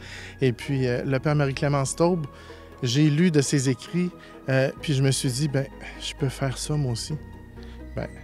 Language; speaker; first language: French; native; French